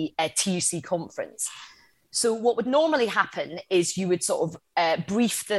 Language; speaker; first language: English; native; English